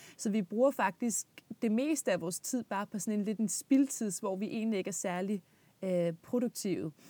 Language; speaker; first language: Danish; native; Danish